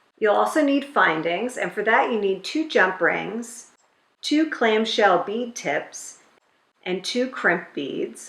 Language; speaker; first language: English; native; English